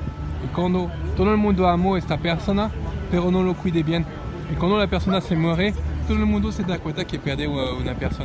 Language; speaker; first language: Spanish; non-native, learner; French